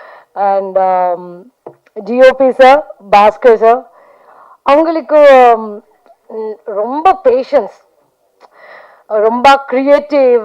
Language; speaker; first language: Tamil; non-native, learner; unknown